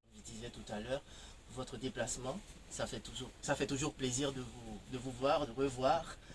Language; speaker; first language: French; non-native, local second language; Haitian Creole